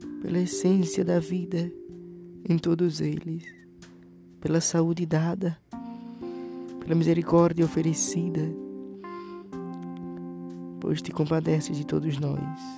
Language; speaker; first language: Portuguese; native; Portuguese